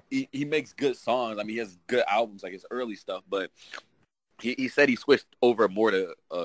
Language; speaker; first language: English; native; English